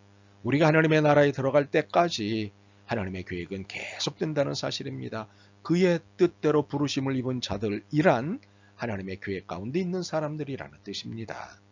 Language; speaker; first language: Korean; native; Korean